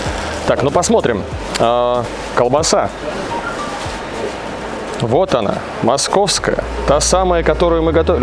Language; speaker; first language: Russian; native; Russian